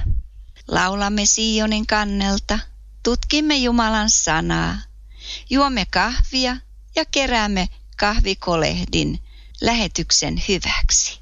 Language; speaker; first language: Finnish; native; Finnish